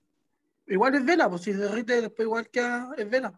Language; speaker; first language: Spanish; native; Spanish